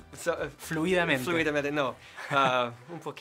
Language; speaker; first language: Spanish; non-native, learner; English